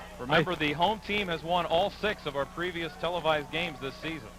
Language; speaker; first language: English; native; English